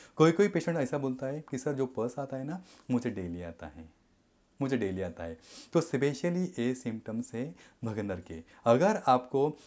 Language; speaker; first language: Hindi; non-native, local second language; Marathi